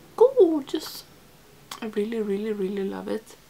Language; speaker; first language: English; non-native, fluent; Swedish